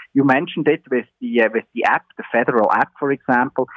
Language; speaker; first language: English; non-native, fluent; German